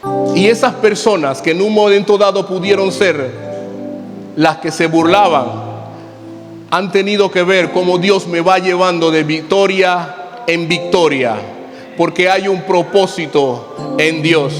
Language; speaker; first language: Spanish; native; Spanish